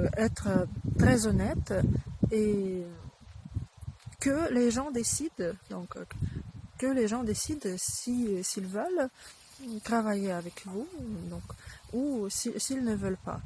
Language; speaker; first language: French; non-native, fluent; Russian